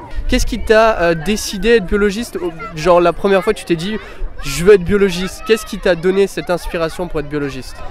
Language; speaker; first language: French; native; French